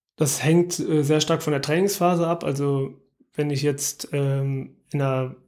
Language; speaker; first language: German; native; German